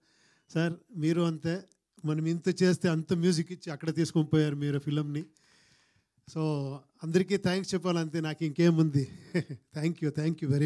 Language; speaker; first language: Telugu; non-native, fluent; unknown